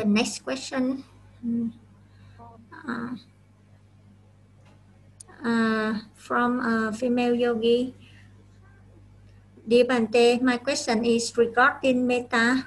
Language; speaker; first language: English; non-native, fluent; Vietnamese